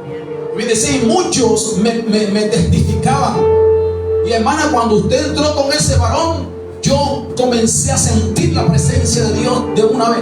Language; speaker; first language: Spanish; native; Spanish